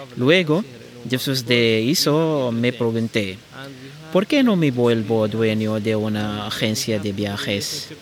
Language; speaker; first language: Spanish; non-native, learner; Arabic